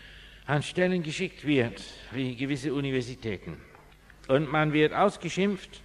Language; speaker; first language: German; non-native, fluent; English